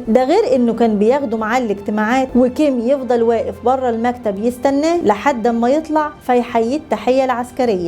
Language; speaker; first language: Arabic; native; Arabic